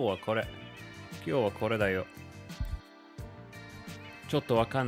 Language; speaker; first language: Japanese; non-native, learner; English